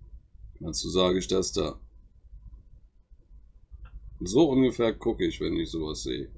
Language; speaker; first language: German; native; German